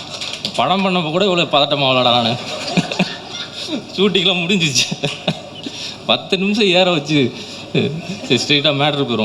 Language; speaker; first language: Tamil; native; Tamil